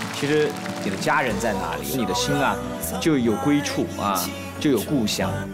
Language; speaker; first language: Chinese; native; Chinese